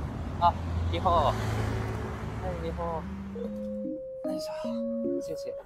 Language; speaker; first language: Chinese; non-native, learner; Japanese